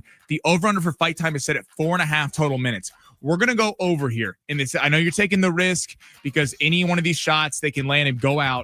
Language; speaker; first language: English; native; English